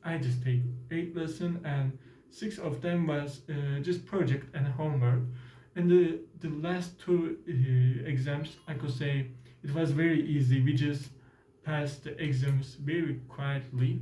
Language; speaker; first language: English; non-native, learner; Turkish